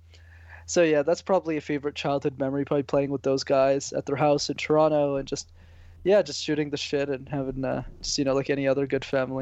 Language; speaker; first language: English; native; English